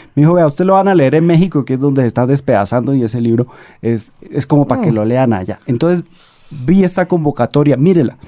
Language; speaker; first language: Spanish; native; Spanish